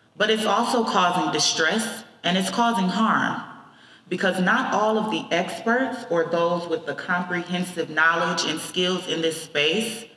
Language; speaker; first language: English; native; English